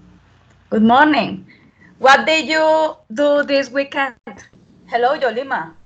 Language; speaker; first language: English; non-native, learner; Spanish